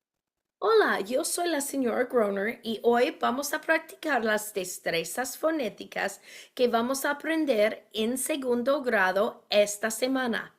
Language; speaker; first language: Spanish; non-native, fluent; English